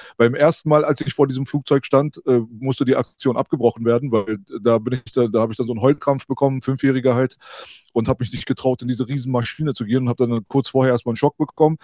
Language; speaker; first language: German; early bilingual, other home language; Persian